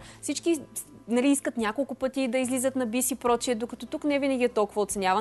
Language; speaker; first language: Bulgarian; native; Bulgarian